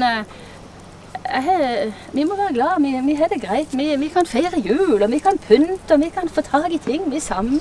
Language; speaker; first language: Norwegian; native; Norwegian